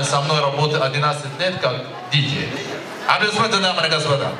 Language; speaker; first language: Russian; non-native, learner; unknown